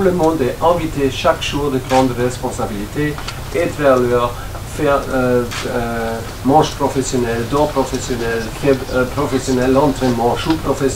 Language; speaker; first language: French; non-native, fluent; German